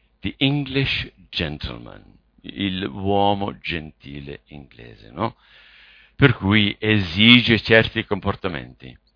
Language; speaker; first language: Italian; non-native, fluent; English